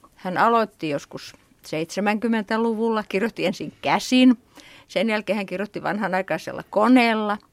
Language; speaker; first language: Finnish; native; Finnish